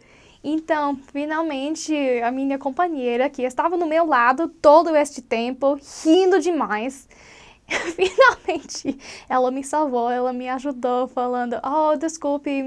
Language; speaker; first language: Portuguese; non-native, learner; English